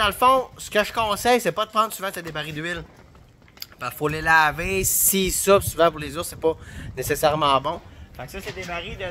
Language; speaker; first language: French; native; French